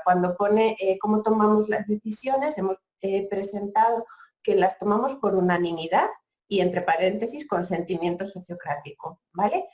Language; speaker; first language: Spanish; native; Spanish